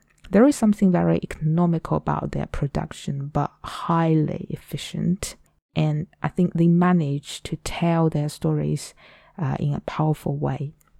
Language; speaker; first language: English; non-native, fluent; Chinese